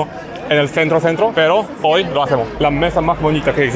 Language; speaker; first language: Spanish; non-native, learner; Polish